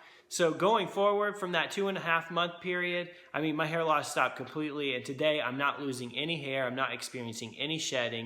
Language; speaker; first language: English; native; English